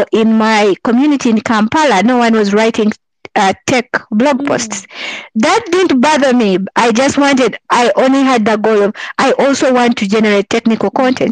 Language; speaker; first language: English; non-native, local second language; Ganda